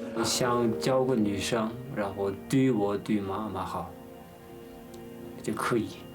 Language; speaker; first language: Chinese; non-native, local second language; Kyrgyz